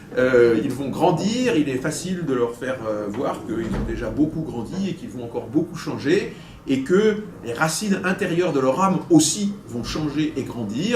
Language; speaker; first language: French; native; French